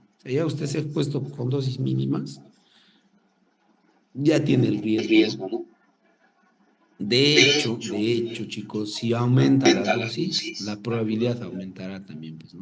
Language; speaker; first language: Spanish; native; Spanish